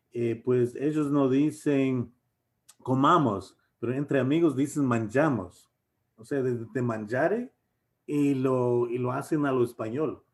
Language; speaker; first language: Spanish; native; Spanish